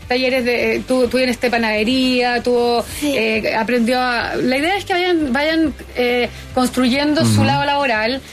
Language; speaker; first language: Spanish; native; Spanish